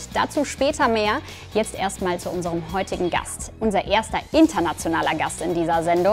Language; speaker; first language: German; native; German